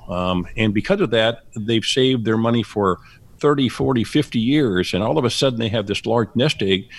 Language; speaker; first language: English; native; English